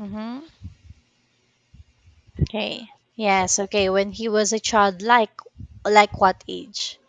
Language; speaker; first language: English; non-native, local second language; Filipino